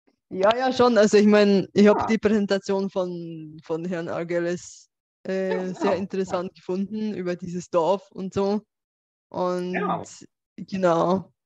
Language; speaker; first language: German; non-native, fluent; Bulgarian